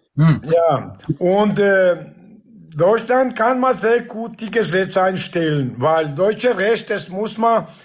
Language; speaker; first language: German; non-native, fluent; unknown